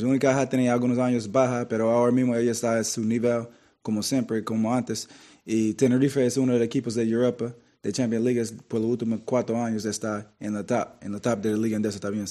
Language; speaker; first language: Spanish; non-native, learner; English